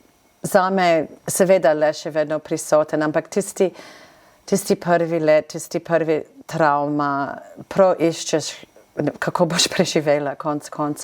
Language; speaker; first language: Slovenian; non-native, fluent; English